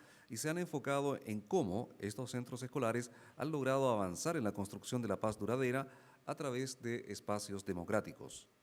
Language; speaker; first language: Spanish; native; Spanish